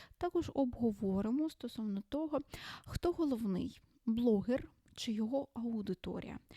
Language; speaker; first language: Ukrainian; non-native, local second language; Russian